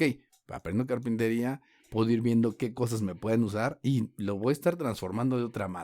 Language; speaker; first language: Spanish; native; Spanish